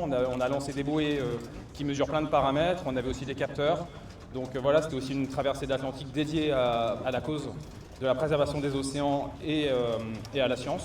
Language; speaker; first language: French; native; French